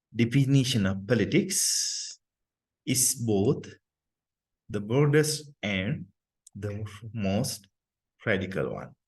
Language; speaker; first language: English; non-native, local second language; Sinhala